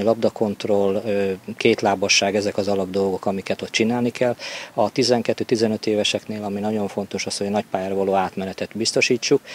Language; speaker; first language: Hungarian; native; Hungarian